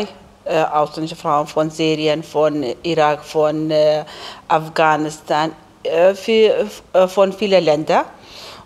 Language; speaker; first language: German; non-native, learner; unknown